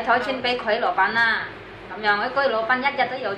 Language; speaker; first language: Cantonese; non-native, learner; Indonesian